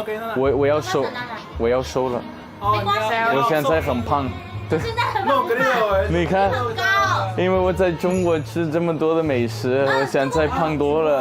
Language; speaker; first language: Chinese; non-native, fluent; Spanish